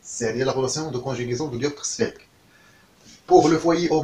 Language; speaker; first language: French; non-native, local second language; Arabic